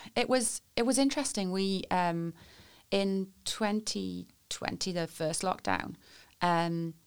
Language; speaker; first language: English; native; English